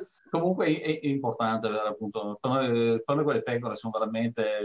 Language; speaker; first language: Italian; native; Italian